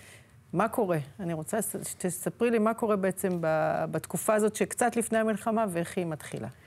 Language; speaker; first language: Hebrew; native; Hebrew